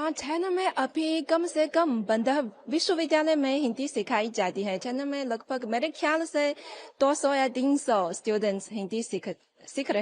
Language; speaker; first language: Hindi; non-native, fluent; Chinese